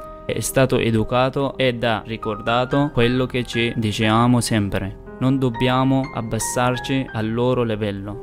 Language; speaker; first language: Italian; non-native, fluent; Persian